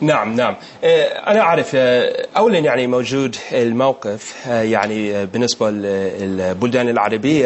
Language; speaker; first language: Arabic; non-native, learner; English